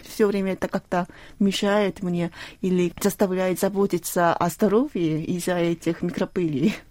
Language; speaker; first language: Russian; non-native, fluent; Korean